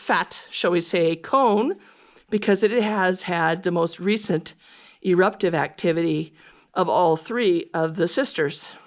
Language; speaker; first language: English; native; English